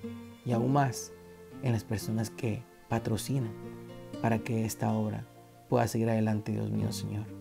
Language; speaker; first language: Spanish; native; Spanish